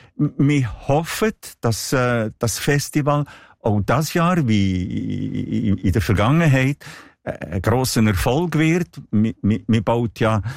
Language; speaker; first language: German; non-native, local second language; Italian